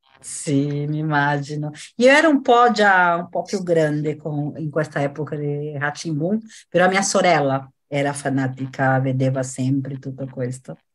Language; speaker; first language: Italian; non-native, fluent; Portuguese